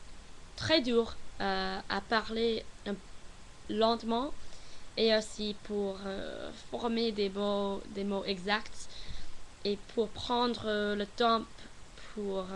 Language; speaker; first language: French; non-native, learner; English